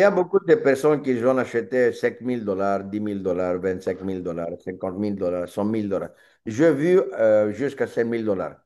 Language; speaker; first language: French; non-native, learner; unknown